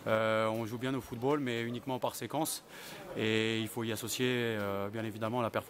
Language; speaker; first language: French; native; French